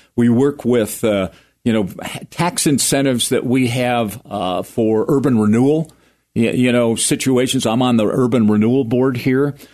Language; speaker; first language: English; native; English